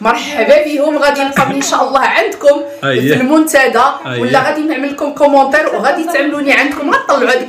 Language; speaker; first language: Arabic; native; Arabic